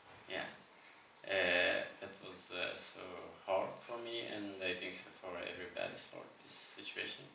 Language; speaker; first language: English; non-native, learner; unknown